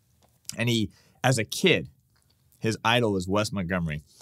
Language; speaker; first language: English; native; English